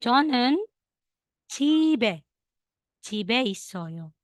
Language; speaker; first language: Korean; non-native, learner; Filipino